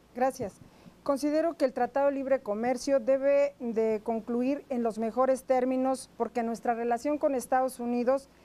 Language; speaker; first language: Spanish; native; Spanish